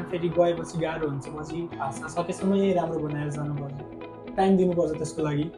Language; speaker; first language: Nepali; native; Nepali